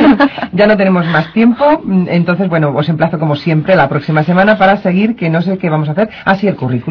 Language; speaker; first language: Spanish; native; Spanish